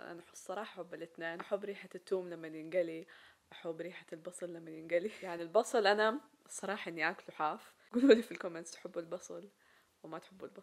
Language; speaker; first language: Arabic; native; Arabic